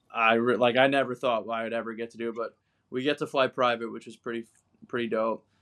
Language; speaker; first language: English; native; English